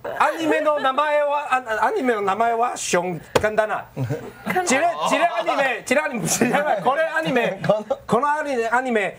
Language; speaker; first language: Japanese; non-native, learner; Chinese